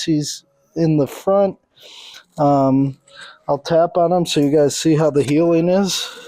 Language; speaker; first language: English; native; English